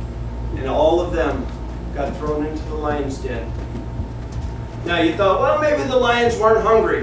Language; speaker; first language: English; native; English